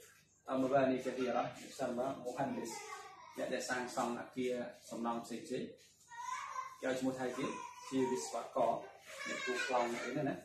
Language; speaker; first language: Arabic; non-native, fluent; Khmer